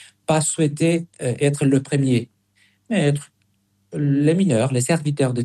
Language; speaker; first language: French; non-native, fluent; Spanish